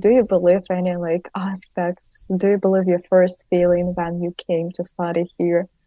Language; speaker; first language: English; non-native, fluent; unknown